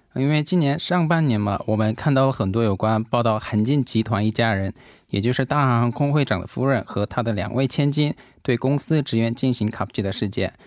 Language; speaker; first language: Chinese; native; Chinese